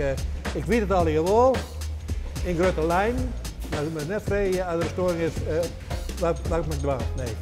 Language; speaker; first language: Dutch; native; Dutch